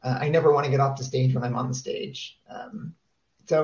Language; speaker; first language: English; native; English